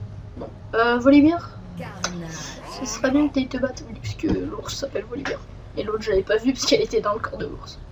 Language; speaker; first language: French; native; French